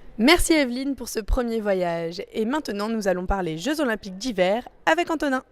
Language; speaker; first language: French; native; French